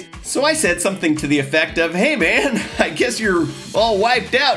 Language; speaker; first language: English; native; English